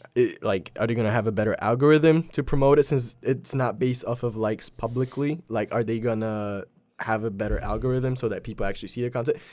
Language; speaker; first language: English; early bilingual, other home language; Polish